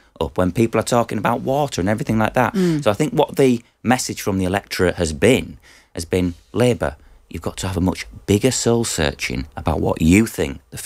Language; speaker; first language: English; native; English